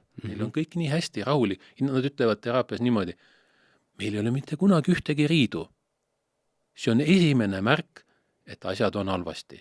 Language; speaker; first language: Estonian; native; Estonian